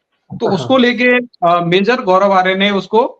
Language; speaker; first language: Hindi; native; Hindi